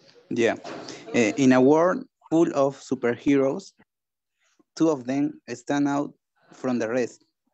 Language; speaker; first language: English; non-native, learner; Spanish